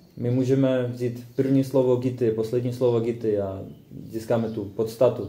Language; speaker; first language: Czech; native; Czech